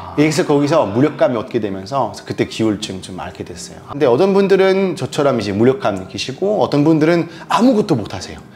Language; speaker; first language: Korean; non-native, fluent; French